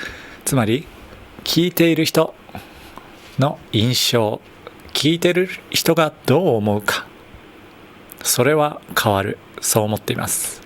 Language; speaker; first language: Japanese; native; Japanese